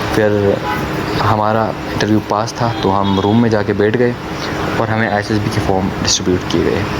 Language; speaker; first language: Urdu; non-native, local second language; Khowar